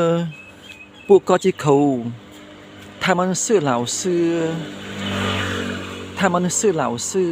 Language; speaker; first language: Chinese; non-native, learner; Khmer